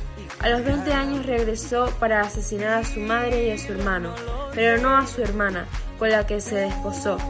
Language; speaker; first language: Spanish; native; Spanish